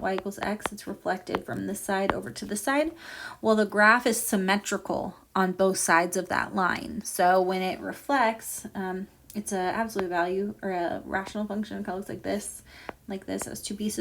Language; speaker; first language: English; native; English